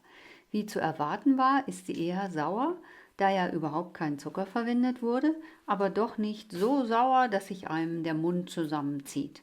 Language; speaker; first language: German; native; German